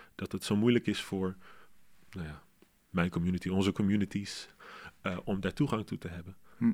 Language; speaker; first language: Dutch; native; Dutch